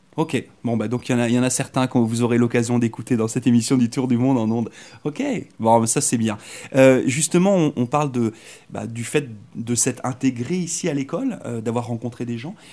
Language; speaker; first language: French; native; French